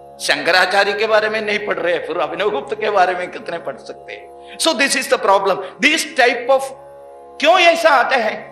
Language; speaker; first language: Hindi; non-native, local second language; Malayalam